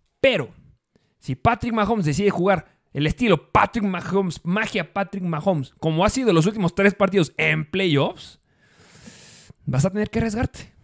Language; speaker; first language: Spanish; native; Spanish